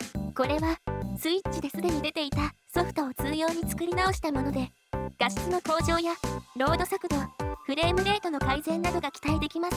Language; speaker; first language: Japanese; native; Japanese